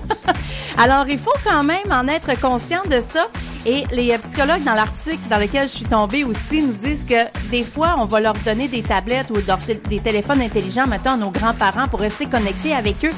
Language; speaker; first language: French; native; French